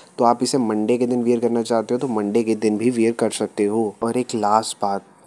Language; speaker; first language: Hindi; native; Hindi